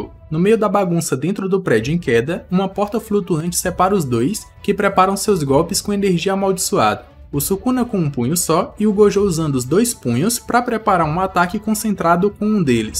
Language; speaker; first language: Portuguese; native; Portuguese